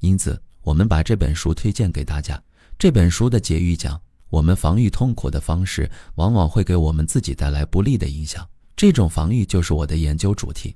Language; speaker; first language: Chinese; native; Chinese